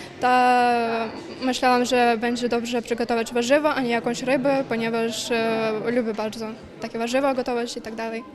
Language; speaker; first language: Polish; non-native, learner; Ukrainian